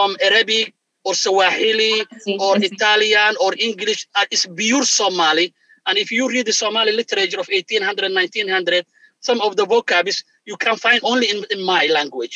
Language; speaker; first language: English; non-native, fluent; Somali